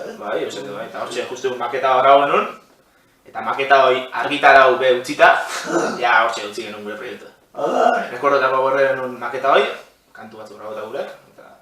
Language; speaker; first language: Basque; native; Basque